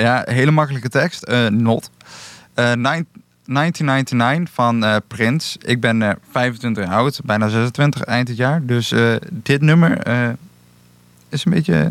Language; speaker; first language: Dutch; native; Dutch